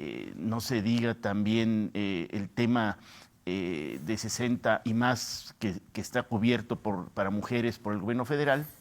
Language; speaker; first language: Spanish; native; Spanish